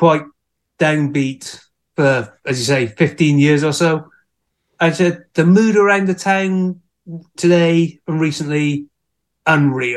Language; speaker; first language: English; native; English